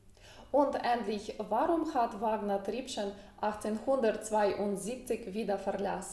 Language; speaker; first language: German; non-native, fluent; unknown